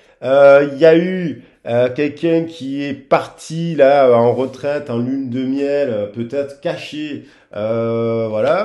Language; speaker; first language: French; native; French